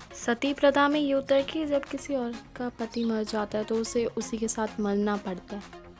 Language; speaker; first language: Hindi; non-native, local second language; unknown